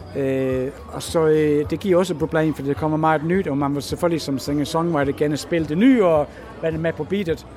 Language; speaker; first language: Danish; non-native, fluent; English